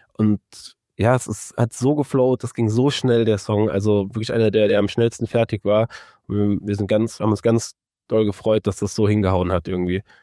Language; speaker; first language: German; native; German